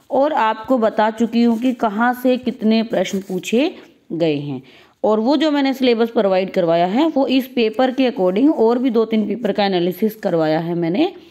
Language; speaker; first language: Hindi; native; Hindi